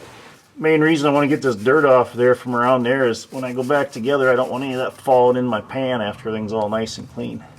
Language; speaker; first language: English; native; English